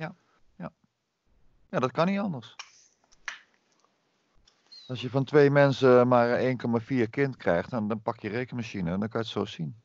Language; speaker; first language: Dutch; native; Dutch